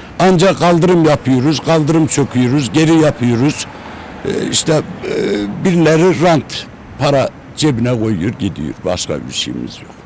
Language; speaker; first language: Turkish; native; Turkish